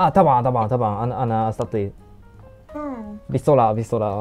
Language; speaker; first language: Arabic; non-native, learner; Japanese